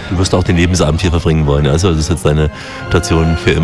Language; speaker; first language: German; native; German